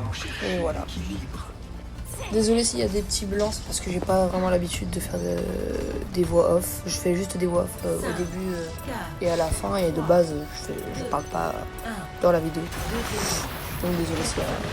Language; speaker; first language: French; native; French